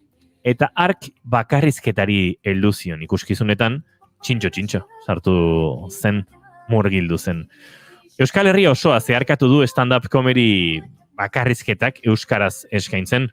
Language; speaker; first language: Basque; native; Basque